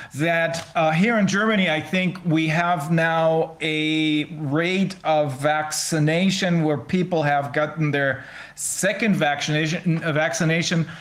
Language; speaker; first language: English; non-native, fluent; German